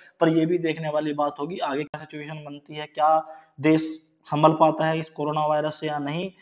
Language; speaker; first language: Hindi; native; Hindi